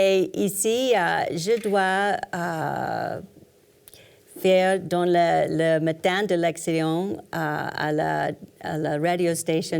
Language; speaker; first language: French; non-native, learner; English